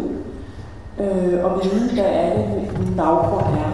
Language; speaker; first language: Danish; early bilingual, other home language; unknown